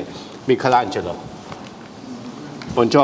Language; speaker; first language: Italian; non-native, fluent; Chinese